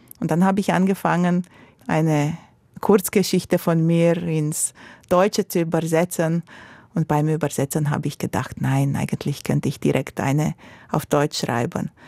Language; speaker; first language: German; non-native, fluent; Romanian